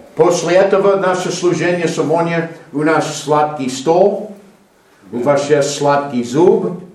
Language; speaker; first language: Russian; non-native, learner; English